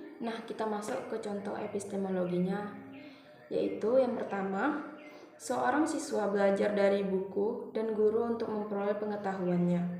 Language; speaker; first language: Indonesian; native; Indonesian